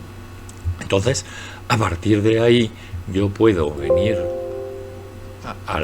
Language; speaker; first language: Spanish; native; Spanish